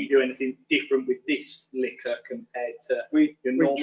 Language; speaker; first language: English; native; English